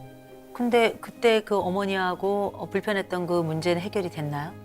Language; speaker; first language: Korean; native; Korean